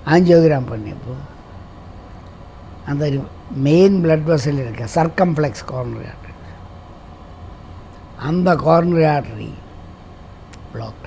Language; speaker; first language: Tamil; non-native, local second language; Malayalam